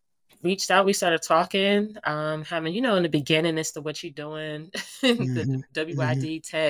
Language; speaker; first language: English; native; English